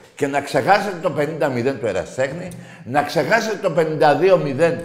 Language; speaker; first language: Greek; native; Greek